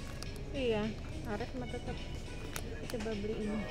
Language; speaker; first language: Indonesian; native; Indonesian